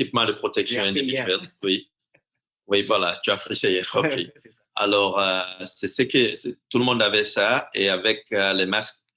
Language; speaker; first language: French; non-native, fluent; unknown